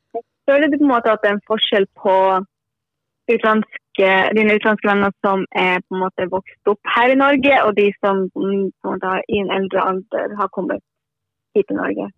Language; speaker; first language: Norwegian; native; Norwegian